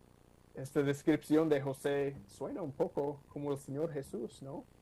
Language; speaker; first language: Spanish; non-native, fluent; English